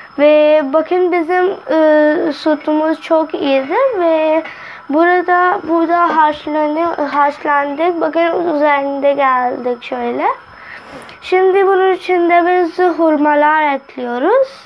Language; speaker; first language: Turkish; non-native, learner; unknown